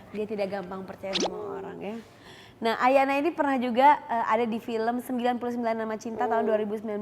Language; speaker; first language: Indonesian; native; Indonesian